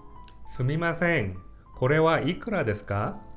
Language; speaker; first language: Japanese; non-native, fluent; Korean